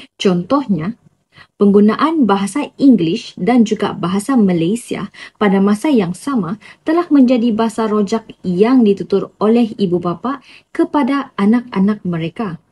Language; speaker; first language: Malay; native; Malay